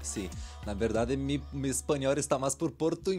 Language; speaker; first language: Spanish; non-native, learner; Portuguese